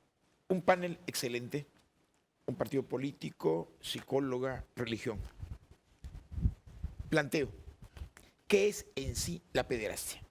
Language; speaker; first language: Spanish; native; Spanish